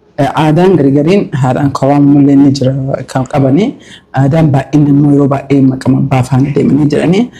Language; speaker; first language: Oromo; early bilingual, heritage; Oromo